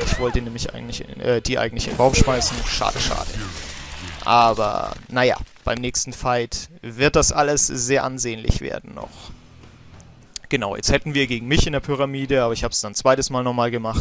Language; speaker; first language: German; native; German